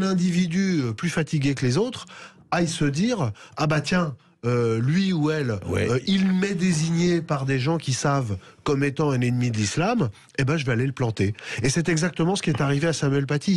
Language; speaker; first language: French; native; French